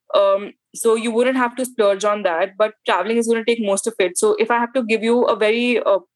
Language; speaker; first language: English; non-native, local second language; Hindi